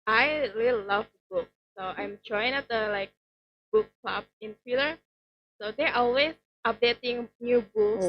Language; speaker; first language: English; non-native, learner; Indonesian